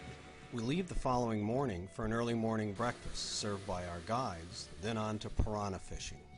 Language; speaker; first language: English; native; English